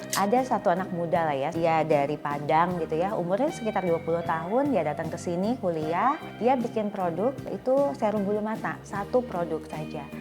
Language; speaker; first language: Indonesian; native; Indonesian